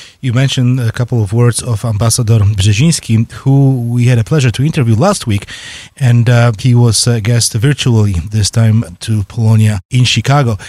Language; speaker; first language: English; non-native, fluent; Polish